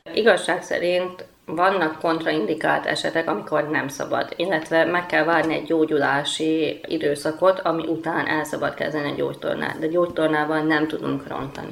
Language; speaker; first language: Hungarian; native; Hungarian